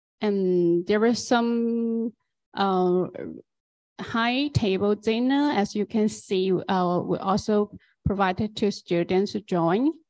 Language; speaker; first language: English; non-native, fluent; Chinese